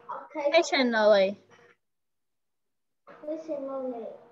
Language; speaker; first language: English; non-native, learner; Vietnamese